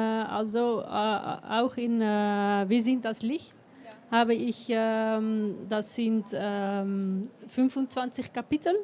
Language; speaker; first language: German; non-native, learner; Dutch